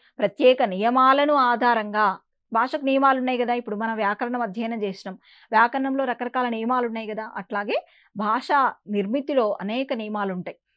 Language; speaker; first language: Telugu; native; Telugu